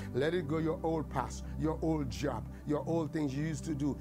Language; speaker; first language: English; non-native, fluent; Haitian Creole